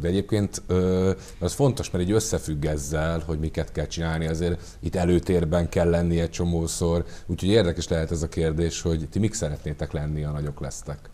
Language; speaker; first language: Hungarian; native; Hungarian